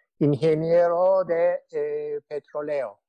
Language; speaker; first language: Spanish; non-native, learner; Turkish